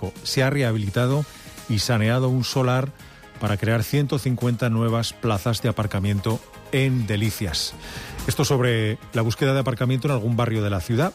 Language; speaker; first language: Spanish; native; Spanish